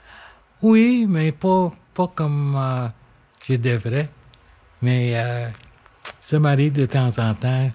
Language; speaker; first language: French; non-native, local second language; English